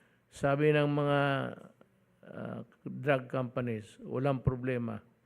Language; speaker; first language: Filipino; non-native, local second language; Cebuano